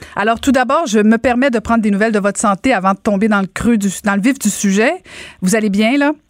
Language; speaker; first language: French; native; French